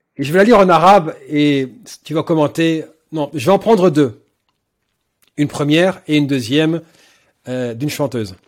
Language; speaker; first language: French; native; French